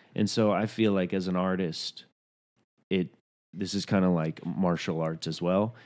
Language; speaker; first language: English; native; English